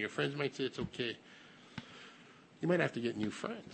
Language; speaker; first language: English; native; English